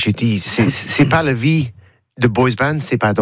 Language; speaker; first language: French; non-native, learner; English